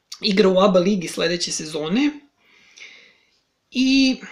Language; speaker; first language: Serbian; native; Serbian